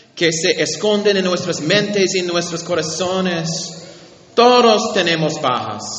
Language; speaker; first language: Spanish; non-native, learner; English